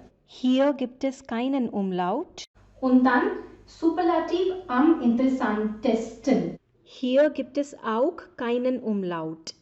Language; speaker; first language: German; non-native, fluent; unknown